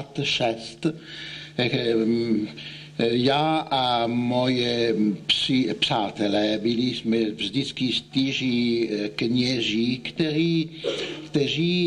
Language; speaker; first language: Czech; non-native, learner; Italian